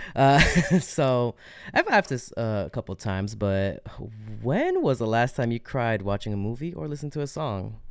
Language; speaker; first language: English; native; English